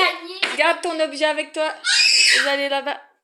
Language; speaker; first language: French; native; French